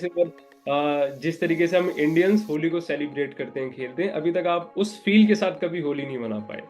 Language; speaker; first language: Hindi; native; Hindi